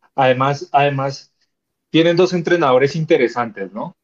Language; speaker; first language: Spanish; native; Spanish